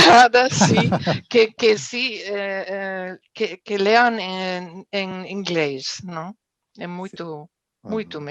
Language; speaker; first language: Portuguese; non-native, fluent; German